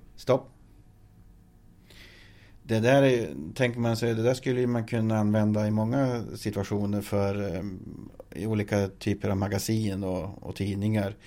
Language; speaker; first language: Swedish; native; Swedish